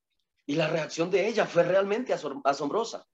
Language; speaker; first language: Spanish; native; Spanish